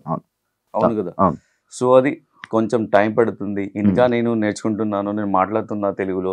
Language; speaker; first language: Telugu; non-native, local second language; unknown